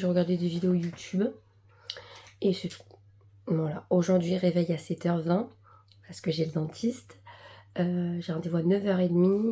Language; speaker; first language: French; native; French